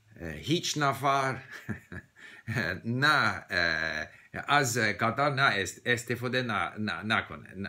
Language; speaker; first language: Persian; non-native, learner; English